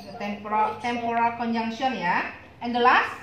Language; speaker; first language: English; non-native, learner; Indonesian